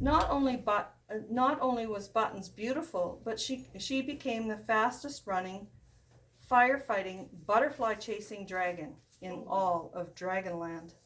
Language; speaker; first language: English; native; English